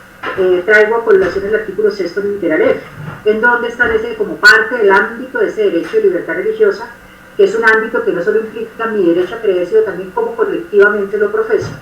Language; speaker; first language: Spanish; native; Spanish